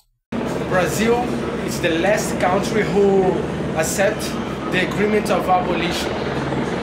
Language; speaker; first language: English; non-native, fluent; Portuguese